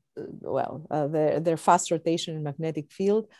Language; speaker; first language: English; non-native, fluent; Greek